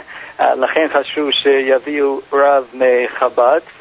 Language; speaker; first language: Hebrew; non-native, fluent; English